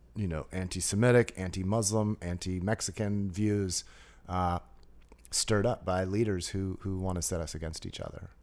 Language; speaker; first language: English; native; English